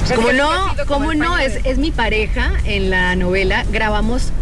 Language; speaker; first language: Spanish; native; Spanish